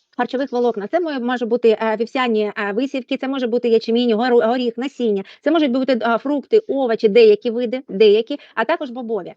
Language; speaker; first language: Ukrainian; non-native, local second language; Russian